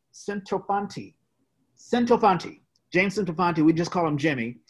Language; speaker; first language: English; native; English